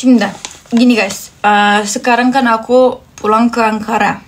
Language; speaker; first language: Indonesian; non-native, fluent; Turkish